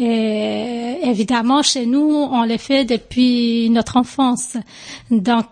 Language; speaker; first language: French; non-native, local second language; Morisyen